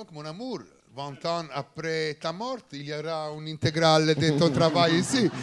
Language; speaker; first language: French; non-native, learner; Italian